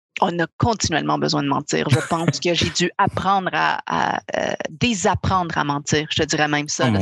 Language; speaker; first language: French; early bilingual, other home language; Spanish